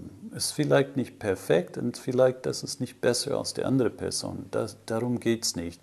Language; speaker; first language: German; non-native, fluent; English